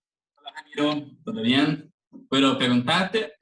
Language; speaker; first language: Spanish; non-native, learner; Portuguese